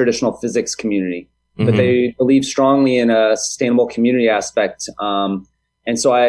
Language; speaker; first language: English; native; English